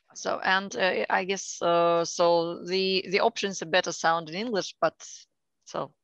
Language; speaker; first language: English; non-native, learner; Russian